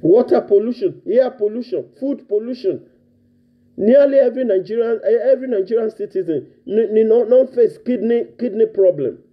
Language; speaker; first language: English; non-native, local second language; Yoruba